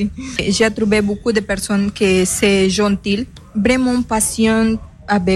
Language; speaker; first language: French; non-native, learner; Spanish